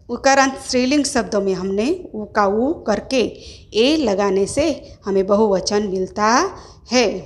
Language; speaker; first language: Hindi; non-native, local second language; Gujarati